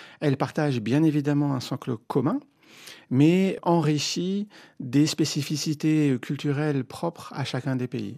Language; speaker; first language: French; native; French